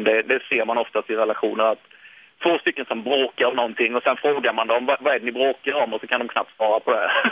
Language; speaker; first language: Swedish; native; Swedish